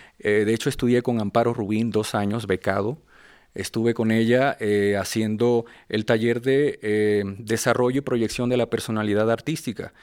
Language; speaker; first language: Spanish; native; Spanish